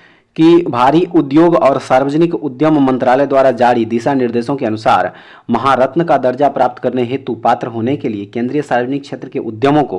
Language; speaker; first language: Hindi; native; Hindi